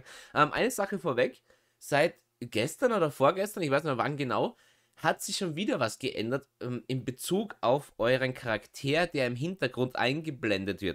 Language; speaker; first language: German; native; German